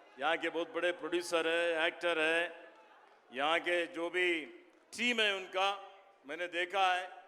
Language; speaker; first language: Hindi; non-native, local second language; Kannada